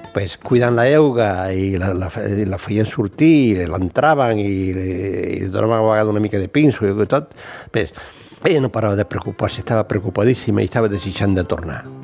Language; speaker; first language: Catalan; non-native, local second language; Spanish